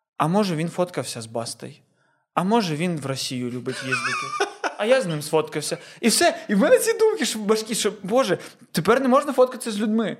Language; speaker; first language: Ukrainian; non-native, local second language; Russian